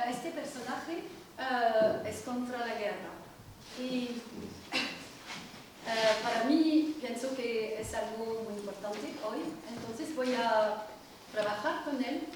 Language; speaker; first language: Spanish; non-native, learner; French